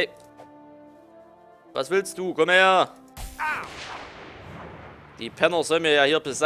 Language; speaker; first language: German; native; German